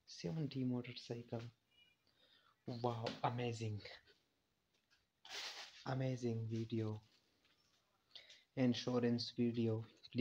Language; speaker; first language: English; non-native, learner; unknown